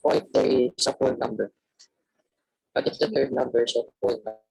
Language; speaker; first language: English; non-native, local second language; Filipino